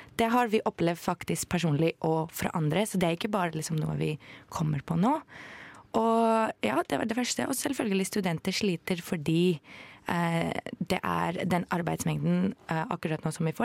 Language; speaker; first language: Norwegian; non-native, fluent; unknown